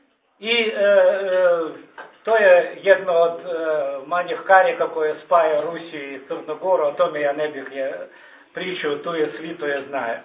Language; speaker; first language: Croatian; non-native, learner; Russian